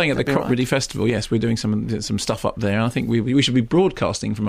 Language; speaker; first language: English; native; English